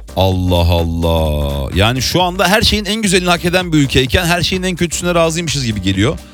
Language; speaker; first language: Turkish; native; Turkish